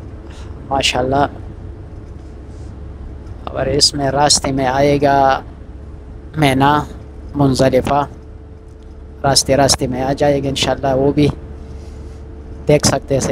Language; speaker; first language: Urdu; non-native, local second language; Pashto